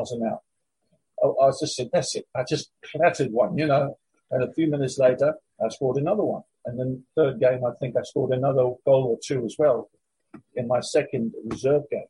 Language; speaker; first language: English; native; English